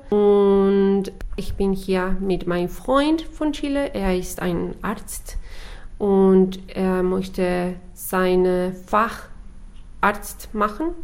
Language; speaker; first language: German; non-native, learner; Spanish